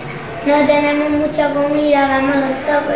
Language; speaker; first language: Spanish; early bilingual, other home language; Arabic